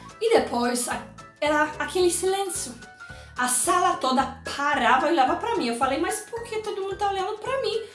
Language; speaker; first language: Portuguese; non-native, fluent; Polish